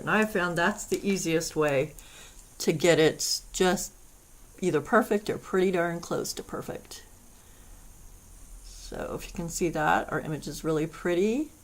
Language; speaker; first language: English; native; English